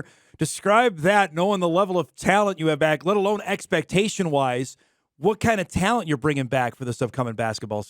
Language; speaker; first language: English; native; English